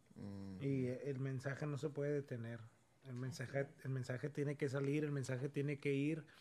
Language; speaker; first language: Spanish; native; Spanish